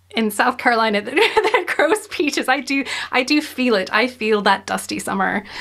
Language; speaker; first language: English; native; English